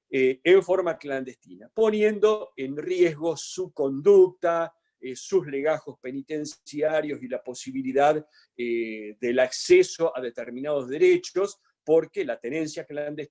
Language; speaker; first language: Spanish; native; Spanish